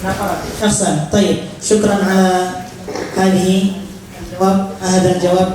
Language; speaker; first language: Arabic; non-native, fluent; Indonesian